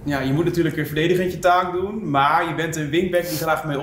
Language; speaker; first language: Dutch; native; Dutch